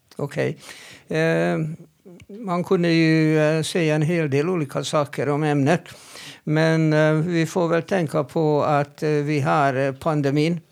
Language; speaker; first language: Swedish; non-native, fluent; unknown